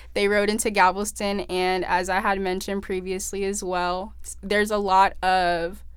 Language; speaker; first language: English; native; English